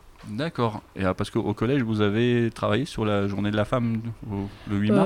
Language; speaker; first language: French; native; French